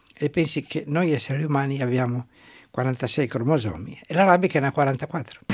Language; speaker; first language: Italian; non-native, local second language; German